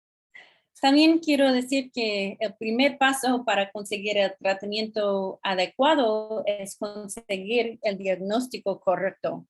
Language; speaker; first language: Spanish; non-native, fluent; English